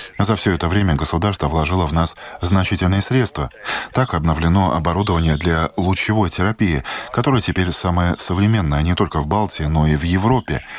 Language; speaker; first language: Russian; non-native, local second language; Latvian